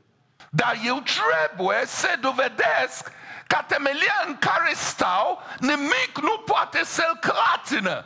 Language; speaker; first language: Romanian; non-native, fluent; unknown